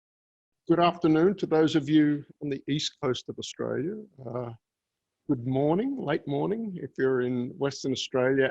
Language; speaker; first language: English; native; English